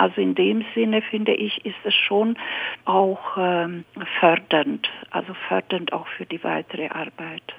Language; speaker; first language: German; native; German